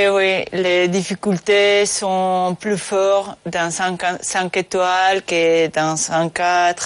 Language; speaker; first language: French; non-native, fluent; Spanish